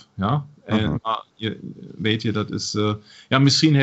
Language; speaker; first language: Dutch; non-native, learner; German